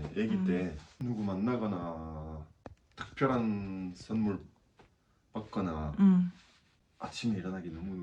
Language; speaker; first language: Korean; non-native, learner; French